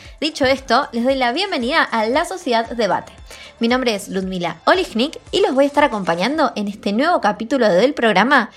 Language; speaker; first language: Spanish; native; Spanish